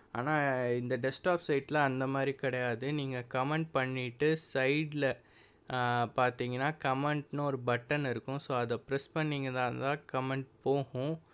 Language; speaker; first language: Tamil; non-native, local second language; Telugu